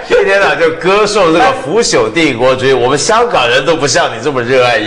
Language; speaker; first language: Chinese; non-native, local second language; Cantonese